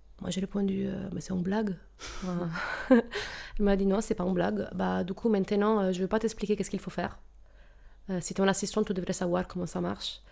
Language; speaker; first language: French; non-native, fluent; Italian